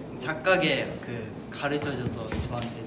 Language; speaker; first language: Korean; non-native, fluent; Japanese